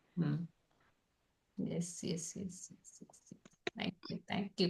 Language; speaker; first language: Hindi; native; Hindi